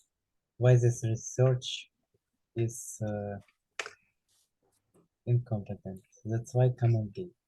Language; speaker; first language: English; non-native, learner; Ukrainian